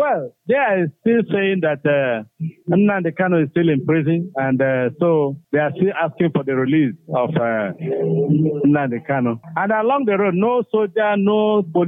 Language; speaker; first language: English; non-native, local second language; Igbo